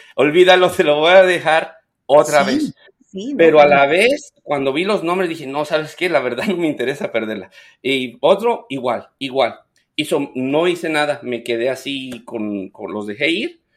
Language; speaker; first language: Spanish; native; Spanish